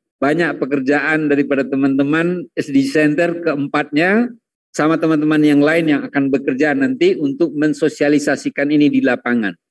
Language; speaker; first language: Indonesian; non-native, local second language; Minangkabau